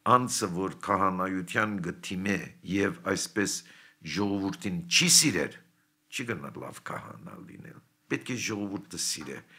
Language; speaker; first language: Armenian; early bilingual, heritage; Armenian